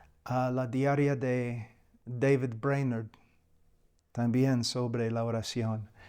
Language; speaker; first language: Spanish; non-native, fluent; English